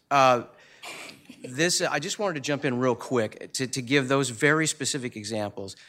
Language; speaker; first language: English; native; English